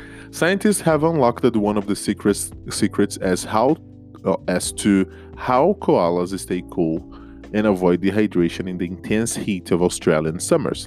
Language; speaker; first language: English; non-native, fluent; Portuguese